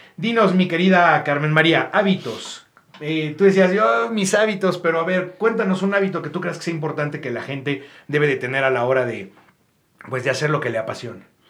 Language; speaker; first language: Spanish; native; Spanish